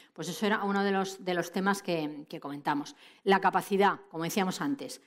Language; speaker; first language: Spanish; native; Spanish